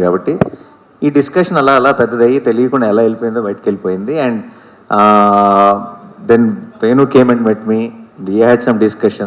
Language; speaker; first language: Telugu; native; Telugu